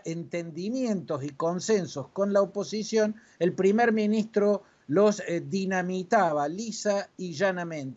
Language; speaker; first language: Spanish; native; Spanish